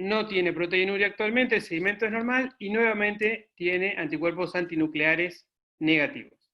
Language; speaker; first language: Spanish; native; Spanish